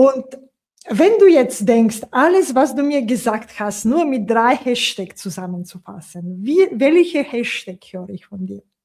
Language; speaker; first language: German; non-native, fluent; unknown